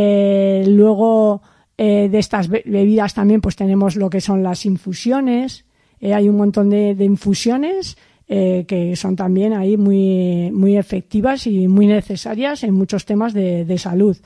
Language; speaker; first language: Spanish; native; Spanish